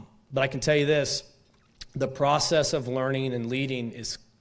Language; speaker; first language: English; native; English